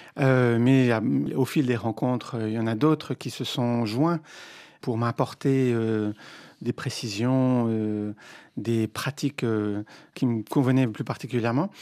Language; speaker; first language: French; native; French